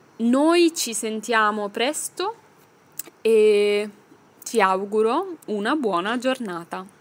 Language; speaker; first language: Italian; native; Italian